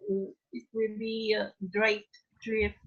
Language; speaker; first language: English; non-native, learner; Vietnamese